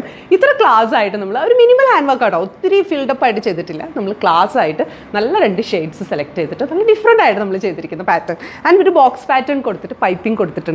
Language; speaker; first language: Malayalam; native; Malayalam